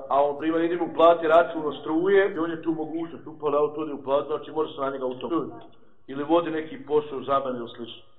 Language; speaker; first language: Bosnian; native; Bosnian